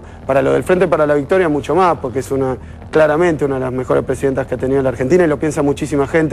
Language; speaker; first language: Spanish; native; Spanish